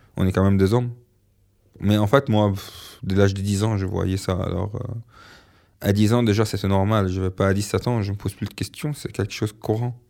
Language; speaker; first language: French; non-native, fluent; Arabic